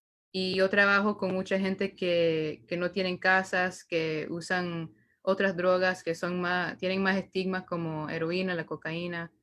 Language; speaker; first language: Spanish; early bilingual, heritage; Spanish